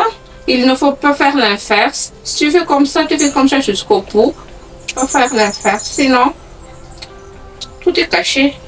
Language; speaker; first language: French; non-native, local second language; Malagasy